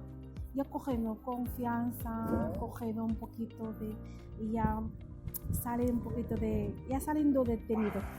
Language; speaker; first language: Spanish; non-native, learner; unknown